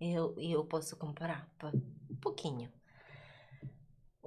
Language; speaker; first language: Portuguese; non-native, learner; Russian